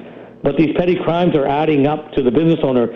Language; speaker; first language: English; native; English